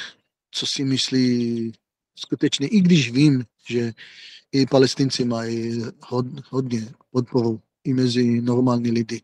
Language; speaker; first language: Czech; non-native, fluent; Hebrew